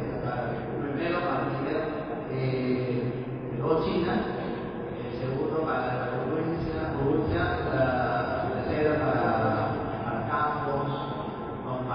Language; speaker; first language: Spanish; non-native, learner; Chinese